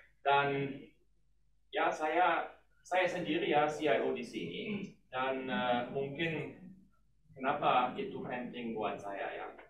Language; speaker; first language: Indonesian; non-native, fluent; German